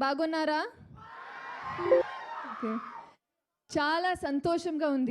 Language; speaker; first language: Telugu; non-native, learner; Kannada